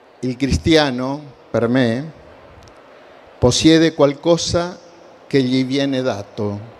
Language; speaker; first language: Italian; non-native, learner; Spanish